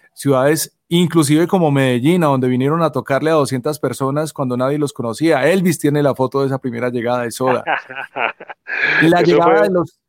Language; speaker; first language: Spanish; native; Spanish